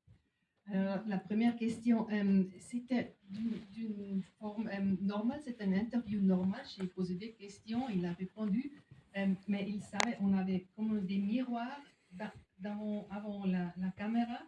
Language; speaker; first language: French; non-native, fluent; German